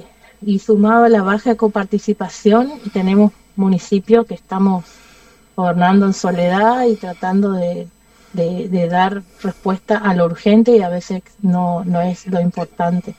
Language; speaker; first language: Spanish; native; Spanish